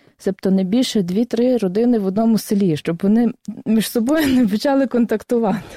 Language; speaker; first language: Ukrainian; native; Ukrainian